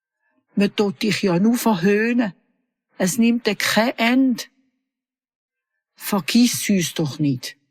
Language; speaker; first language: German; native; German